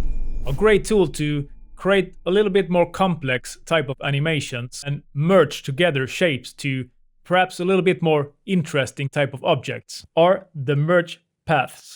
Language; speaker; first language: English; non-native, fluent; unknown